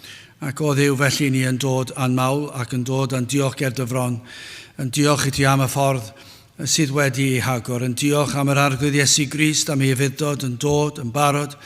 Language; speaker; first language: Welsh; native; Welsh